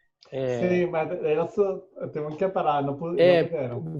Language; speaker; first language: Portuguese; non-native, fluent; Spanish